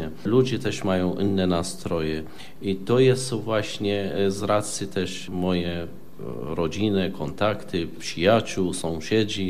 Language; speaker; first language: Polish; non-native, fluent; Arabic